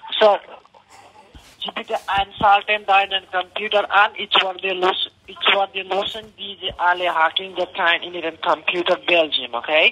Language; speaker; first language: German; non-native, learner; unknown